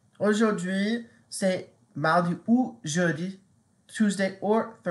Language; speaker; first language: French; non-native, fluent; English